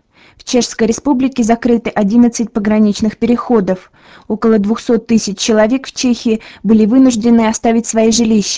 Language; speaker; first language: Russian; native; Russian